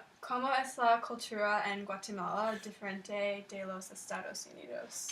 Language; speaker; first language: Spanish; non-native, learner; English